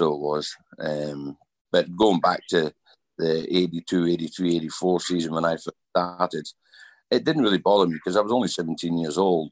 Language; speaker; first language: English; native; English